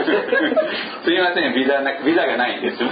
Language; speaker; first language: Japanese; non-native, fluent; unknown